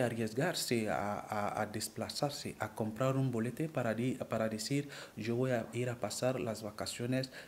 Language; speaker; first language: Spanish; non-native, fluent; French